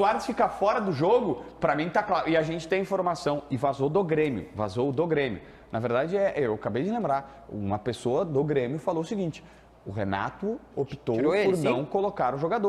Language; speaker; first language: Portuguese; native; Portuguese